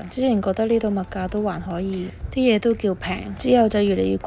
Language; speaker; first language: Cantonese; native; Cantonese